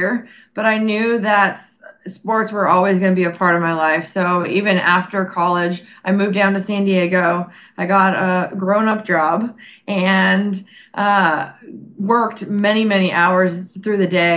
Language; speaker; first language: English; native; English